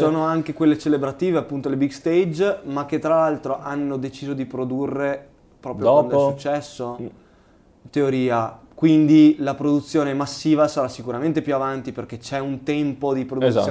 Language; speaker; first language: Italian; native; Italian